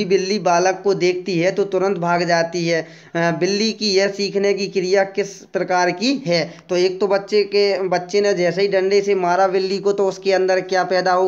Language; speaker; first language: Hindi; native; Hindi